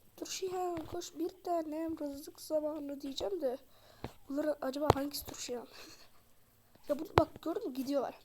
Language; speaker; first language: Turkish; native; Turkish